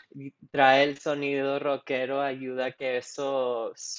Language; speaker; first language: Spanish; non-native, local second language; English